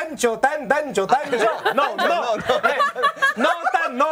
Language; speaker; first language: Japanese; non-native, learner; Chinese